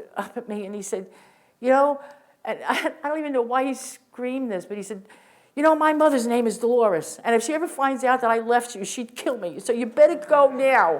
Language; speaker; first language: English; native; English